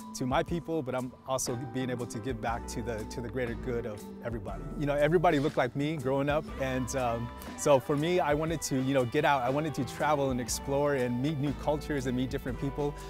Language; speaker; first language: English; native; English